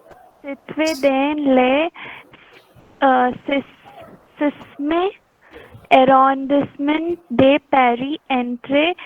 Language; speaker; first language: French; non-native, learner; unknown